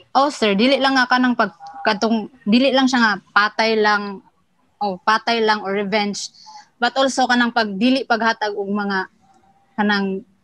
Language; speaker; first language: Cebuano; non-native, local second language; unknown